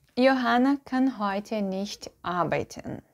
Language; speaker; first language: German; non-native, fluent; Portuguese